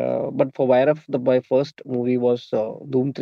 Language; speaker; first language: English; non-native, local second language; Malayalam